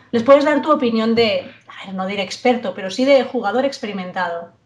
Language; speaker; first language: Spanish; native; Spanish